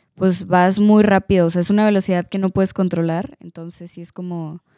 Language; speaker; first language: Spanish; native; Spanish